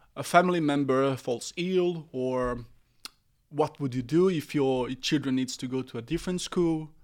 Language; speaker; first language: English; non-native, fluent; Portuguese